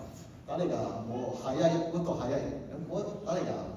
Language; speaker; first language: Japanese; non-native, learner; Cantonese